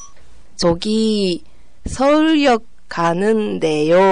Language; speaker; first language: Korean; non-native, learner; Japanese